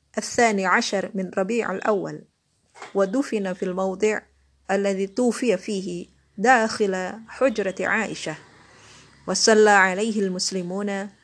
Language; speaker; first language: Arabic; non-native, learner; Indonesian